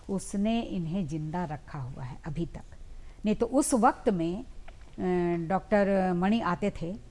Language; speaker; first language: Hindi; native; Hindi